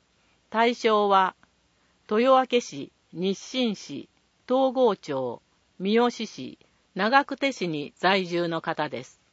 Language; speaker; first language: Japanese; native; Japanese